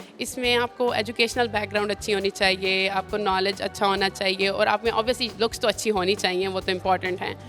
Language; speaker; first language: Urdu; native; Urdu